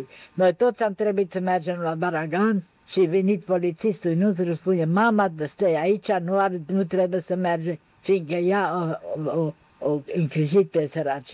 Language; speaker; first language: Romanian; non-native, local second language; German